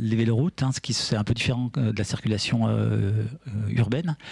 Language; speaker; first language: French; native; French